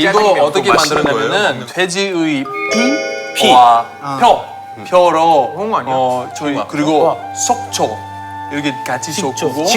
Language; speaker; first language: Korean; non-native, learner; Greek